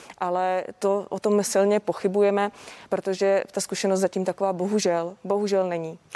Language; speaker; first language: Czech; native; Czech